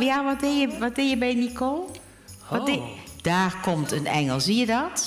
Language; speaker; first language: Dutch; native; Dutch